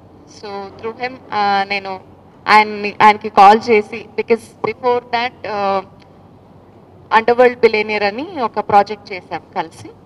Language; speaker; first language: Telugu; non-native, fluent; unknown